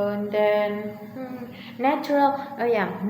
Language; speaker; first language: English; non-native, learner; Indonesian